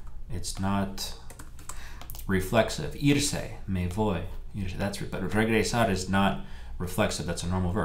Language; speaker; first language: English; native; English